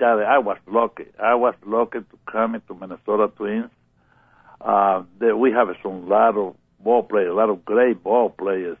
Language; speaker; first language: English; non-native, learner; Spanish